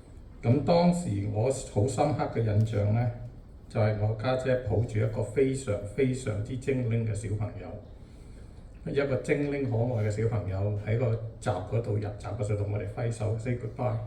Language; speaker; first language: Cantonese; native; Cantonese